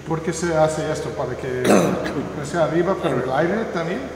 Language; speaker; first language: Spanish; non-native, fluent; English